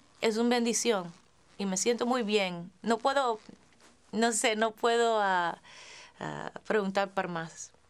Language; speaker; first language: Spanish; early bilingual, heritage; English